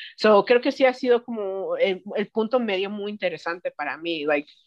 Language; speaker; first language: Spanish; early bilingual, heritage; Spanish